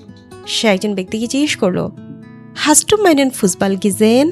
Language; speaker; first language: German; non-native, learner; Bangla